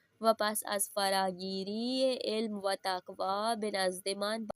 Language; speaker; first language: Persian; non-native, fluent; Urdu